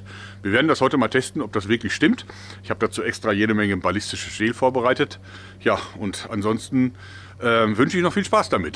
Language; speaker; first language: German; native; German